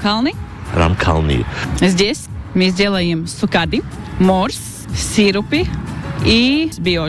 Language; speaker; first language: Russian; non-native, learner; Latvian